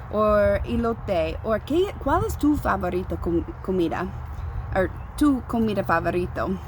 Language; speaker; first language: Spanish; non-native, learner; English